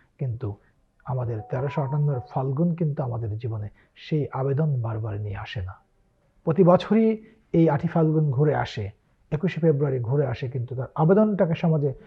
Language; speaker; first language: Bangla; native; Bangla